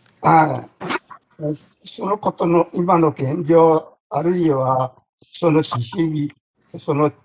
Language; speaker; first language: Japanese; non-native, learner; Chinese